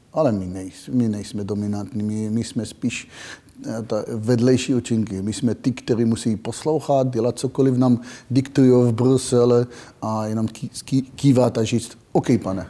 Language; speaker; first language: Czech; non-native, fluent; Hebrew